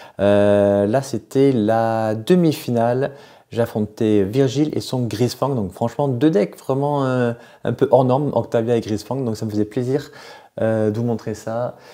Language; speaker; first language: French; native; French